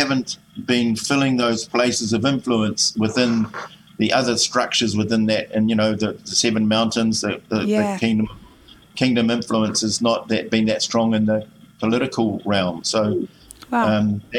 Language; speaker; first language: English; native; English